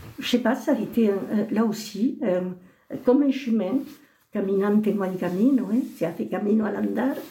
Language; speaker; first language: French; early bilingual, other home language; Spanish